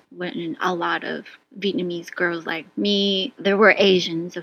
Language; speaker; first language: English; native; English